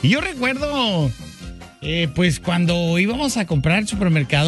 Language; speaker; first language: Spanish; native; Spanish